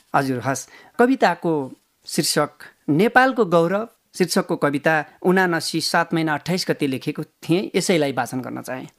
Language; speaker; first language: Nepali; native; Nepali